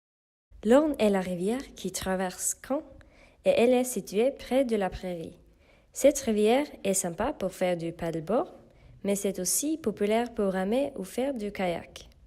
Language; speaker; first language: French; non-native, learner; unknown